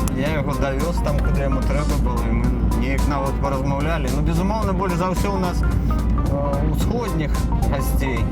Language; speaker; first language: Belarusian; native; Belarusian